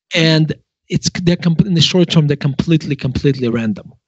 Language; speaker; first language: English; non-native, fluent; Russian